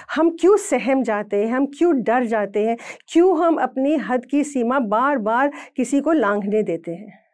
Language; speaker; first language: Hindi; native; Hindi